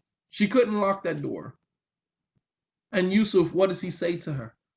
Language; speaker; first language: English; native; English